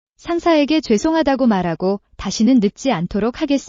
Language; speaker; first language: Korean; non-native, learner; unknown